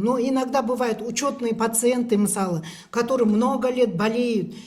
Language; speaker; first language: Russian; non-native, local second language; Kazakh